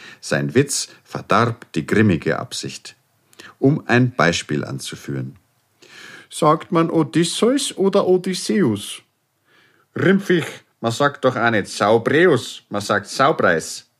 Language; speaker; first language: German; native; German